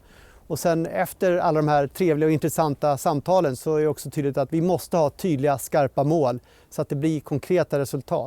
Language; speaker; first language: Swedish; native; Swedish